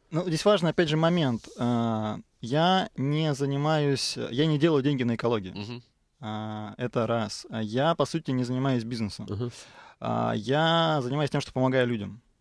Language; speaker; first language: Russian; native; Russian